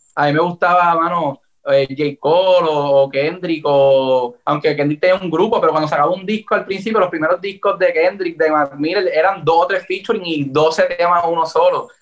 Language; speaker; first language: Spanish; native; Spanish